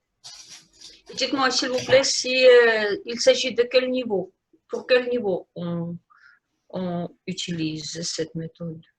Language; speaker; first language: French; non-native, fluent; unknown